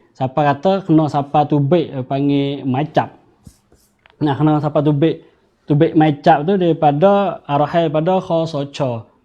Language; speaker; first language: Malay; native; Malay